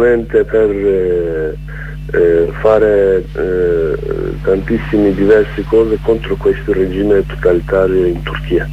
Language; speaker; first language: Italian; non-native, learner; Kurdish